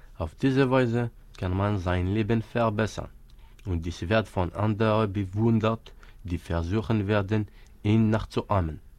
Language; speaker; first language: German; non-native, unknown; Kabyle